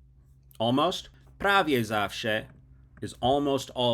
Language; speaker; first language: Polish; non-native, learner; English